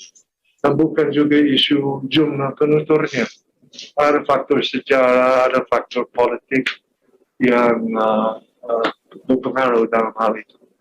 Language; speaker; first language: Indonesian; non-native, fluent; English